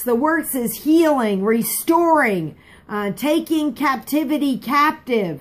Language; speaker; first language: English; native; English